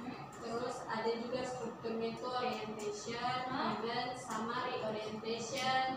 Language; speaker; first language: Indonesian; native; Indonesian